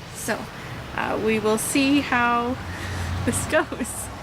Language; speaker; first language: English; native; English